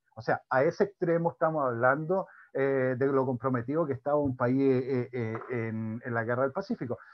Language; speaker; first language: Spanish; native; Spanish